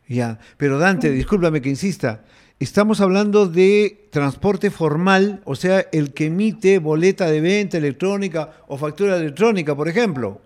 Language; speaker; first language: Spanish; native; Spanish